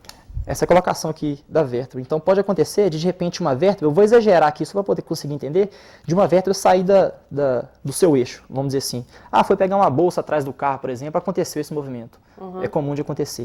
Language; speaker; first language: Portuguese; native; Portuguese